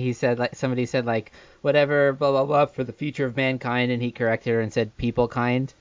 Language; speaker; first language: English; native; English